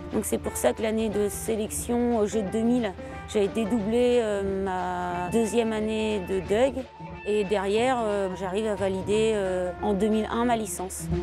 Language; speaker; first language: French; native; French